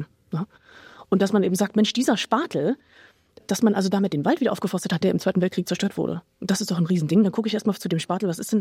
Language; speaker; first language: German; native; German